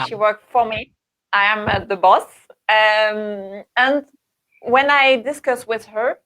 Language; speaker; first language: English; non-native, learner; French